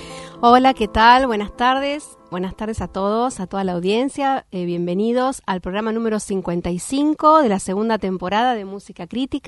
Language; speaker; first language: Spanish; native; Spanish